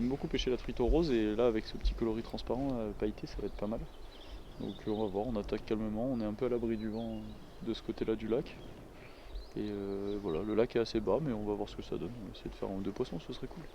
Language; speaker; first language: French; native; French